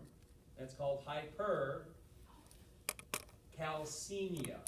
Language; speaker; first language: English; native; English